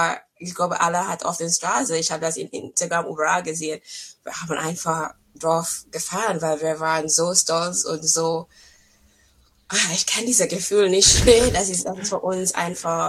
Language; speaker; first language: German; non-native, fluent; English